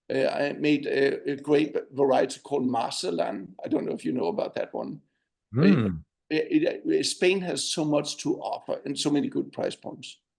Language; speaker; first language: English; non-native, fluent; Danish